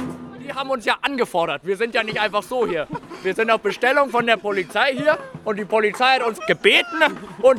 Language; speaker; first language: German; native; German